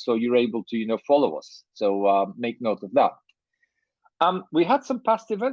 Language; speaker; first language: English; non-native, fluent; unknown